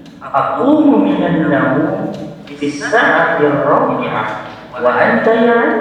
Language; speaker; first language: Arabic; non-native, learner; Indonesian